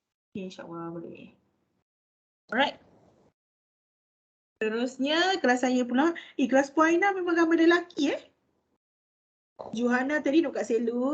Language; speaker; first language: Malay; native; Malay